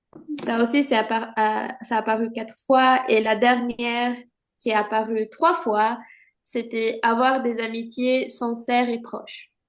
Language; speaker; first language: French; non-native, fluent; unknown